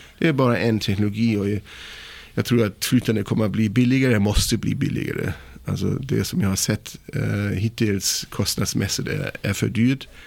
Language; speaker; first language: Swedish; non-native, fluent; German